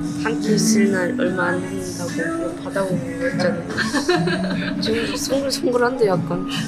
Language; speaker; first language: Korean; native; Korean